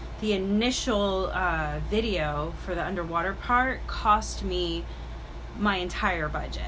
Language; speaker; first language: English; native; English